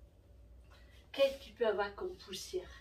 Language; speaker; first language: French; native; French